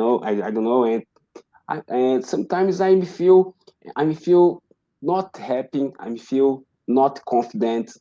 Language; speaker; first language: English; non-native, learner; Portuguese